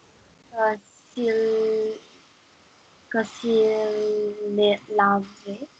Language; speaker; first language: French; non-native, learner; English